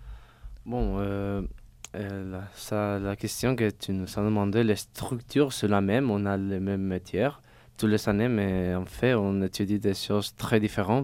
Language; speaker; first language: French; non-native, fluent; Spanish